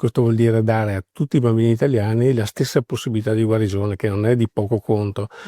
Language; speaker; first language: Italian; native; Italian